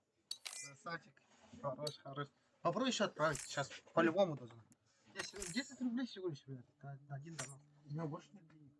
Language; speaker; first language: Russian; non-native, local second language; Yakut